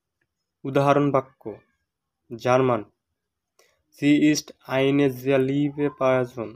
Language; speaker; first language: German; non-native, fluent; Bangla